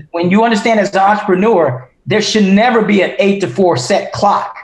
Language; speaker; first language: English; native; English